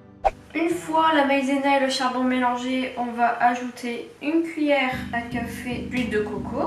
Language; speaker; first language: French; native; French